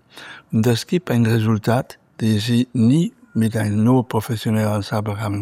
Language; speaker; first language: German; non-native, fluent; Catalan